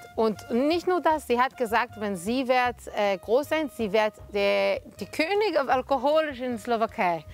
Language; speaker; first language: German; non-native, fluent; Hebrew